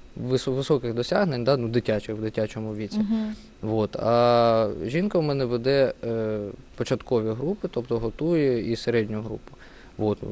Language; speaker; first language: Ukrainian; non-native, local second language; Russian